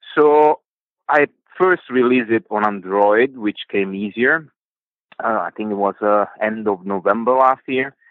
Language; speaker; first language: English; non-native, fluent; Italian